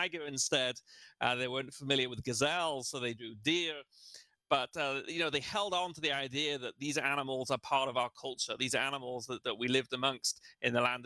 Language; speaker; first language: English; native; English